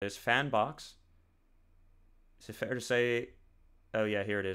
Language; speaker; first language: English; native; English